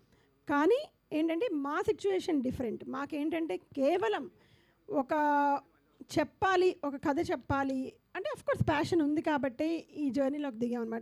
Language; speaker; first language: Telugu; native; Telugu